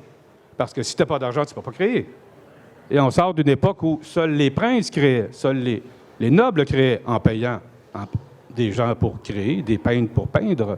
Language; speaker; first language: French; native; French